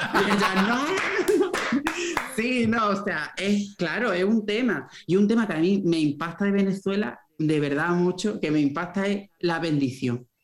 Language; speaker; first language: Spanish; native; Spanish